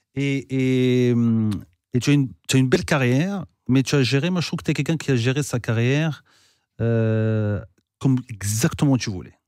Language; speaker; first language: French; non-native, local second language; Arabic